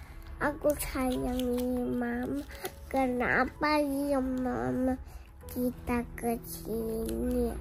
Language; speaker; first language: Indonesian; early bilingual, heritage; Indonesian